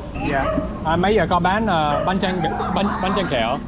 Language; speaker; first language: Vietnamese; non-native, learner; English